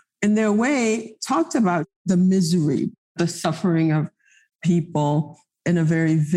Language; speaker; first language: English; non-native, fluent; Haitian Creole